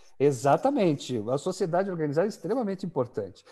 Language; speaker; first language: Portuguese; native; Portuguese